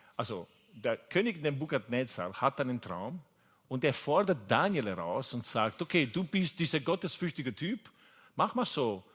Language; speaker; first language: German; non-native, fluent; Italian